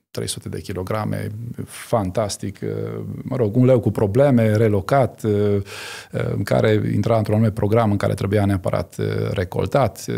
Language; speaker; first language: Romanian; native; Romanian